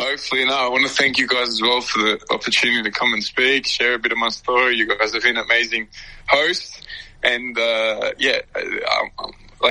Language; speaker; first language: English; native; English